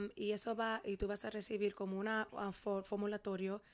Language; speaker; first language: Spanish; early bilingual, heritage; Spanish